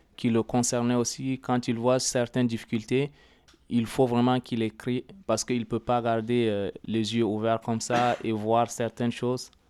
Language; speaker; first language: French; non-native, local second language; Arabic